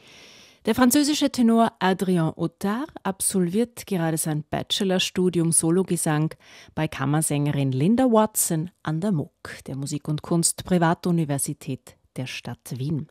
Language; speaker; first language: German; native; German